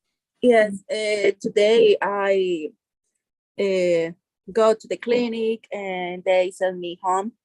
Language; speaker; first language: English; non-native, learner; Spanish